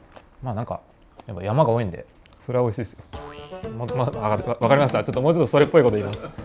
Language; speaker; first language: Japanese; native; Japanese